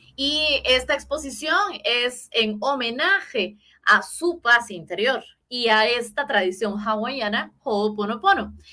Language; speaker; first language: Spanish; native; Spanish